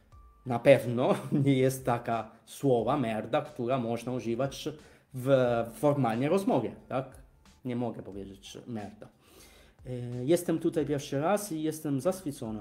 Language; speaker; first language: Polish; non-native, fluent; Italian